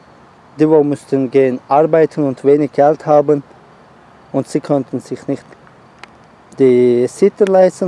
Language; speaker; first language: German; non-native, learner; Turkish